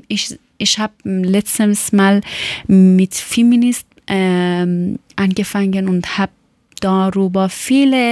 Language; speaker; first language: German; non-native, learner; Persian